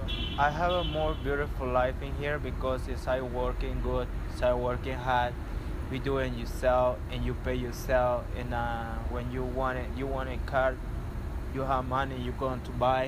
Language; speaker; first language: English; non-native, learner; Spanish